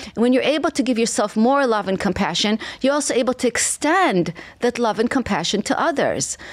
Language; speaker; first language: English; non-native, fluent; Hebrew